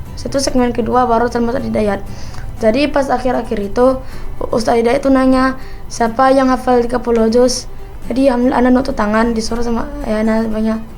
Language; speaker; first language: Indonesian; non-native, local second language; Minangkabau